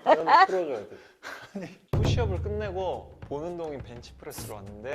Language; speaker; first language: Korean; native; Korean